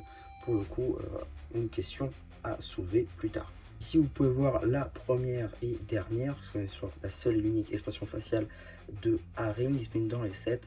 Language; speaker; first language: French; native; French